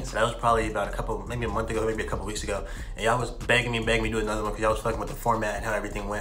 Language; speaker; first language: English; native; English